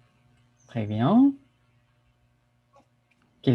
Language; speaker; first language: French; non-native, fluent; Spanish